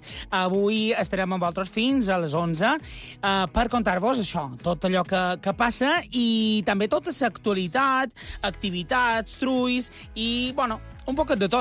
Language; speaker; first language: Catalan; native; Catalan